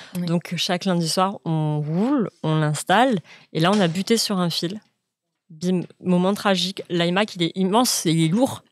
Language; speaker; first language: French; native; French